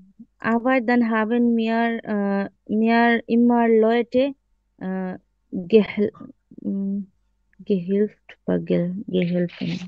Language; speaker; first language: German; non-native, learner; Bangla